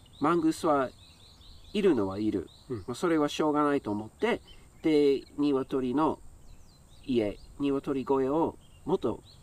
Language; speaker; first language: Japanese; non-native, fluent; English